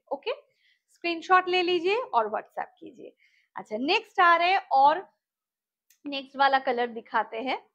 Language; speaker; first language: Hindi; non-native, local second language; Bangla